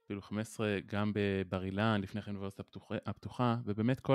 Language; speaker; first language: Hebrew; native; Hebrew